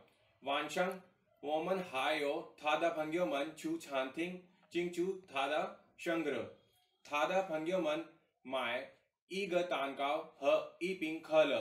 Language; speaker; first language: Chinese; non-native, learner; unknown